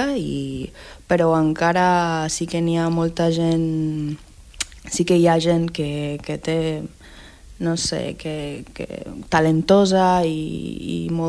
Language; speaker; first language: Catalan; non-native, fluent; Spanish